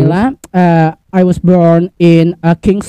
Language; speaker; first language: English; non-native, learner; Indonesian